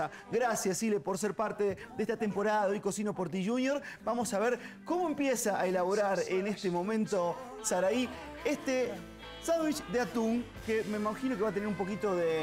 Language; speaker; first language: Spanish; native; Spanish